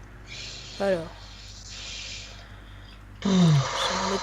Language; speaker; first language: French; native; French